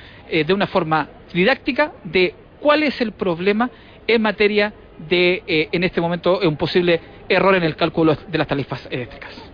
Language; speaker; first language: Spanish; native; Spanish